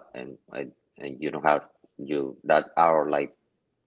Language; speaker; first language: English; non-native, learner; Spanish